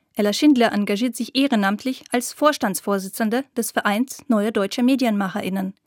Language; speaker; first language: German; non-native, fluent; Russian